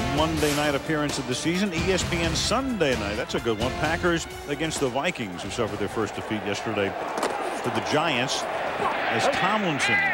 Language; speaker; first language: English; native; English